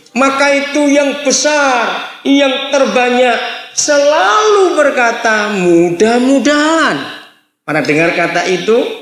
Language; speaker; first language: Indonesian; native; Indonesian